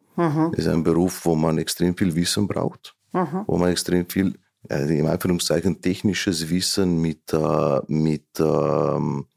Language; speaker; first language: German; non-native, fluent; Slovenian